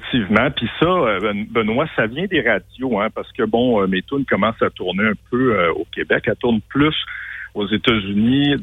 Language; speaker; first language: French; native; French